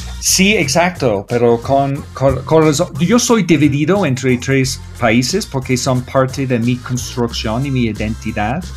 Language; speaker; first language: Spanish; non-native, learner; English